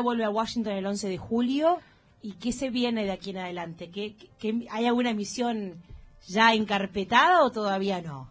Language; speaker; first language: Spanish; native; Spanish